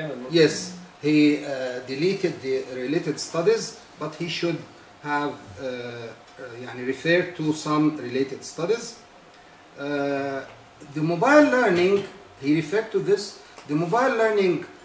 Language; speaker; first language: English; non-native, fluent; Arabic